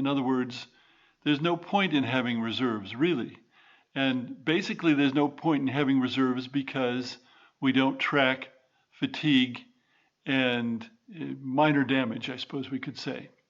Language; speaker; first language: English; native; English